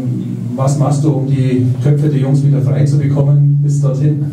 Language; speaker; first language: German; native; German